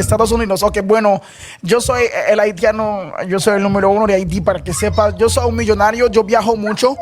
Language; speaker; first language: Spanish; non-native, fluent; Haitian Creole